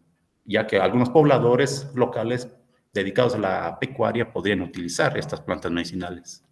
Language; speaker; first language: Spanish; native; Spanish